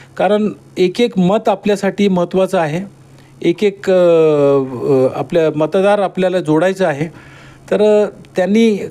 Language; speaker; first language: Marathi; non-native, local second language; Marwari